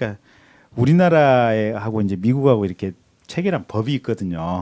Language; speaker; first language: Korean; native; Korean